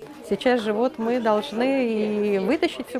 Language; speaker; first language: Russian; native; Russian